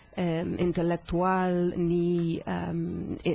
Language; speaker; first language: Spanish; non-native, fluent; English